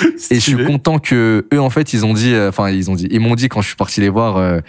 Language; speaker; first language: French; native; French